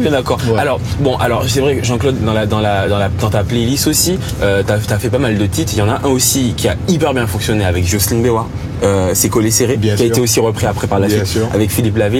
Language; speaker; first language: French; native; French